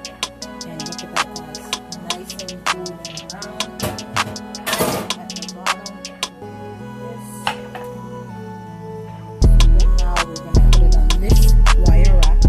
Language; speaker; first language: English; native; English